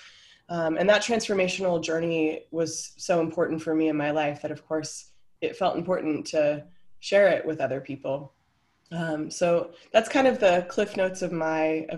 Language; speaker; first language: English; native; English